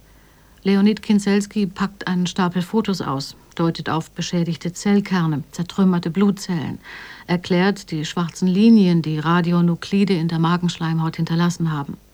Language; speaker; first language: German; native; German